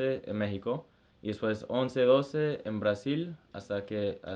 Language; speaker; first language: Spanish; early bilingual, heritage; Spanish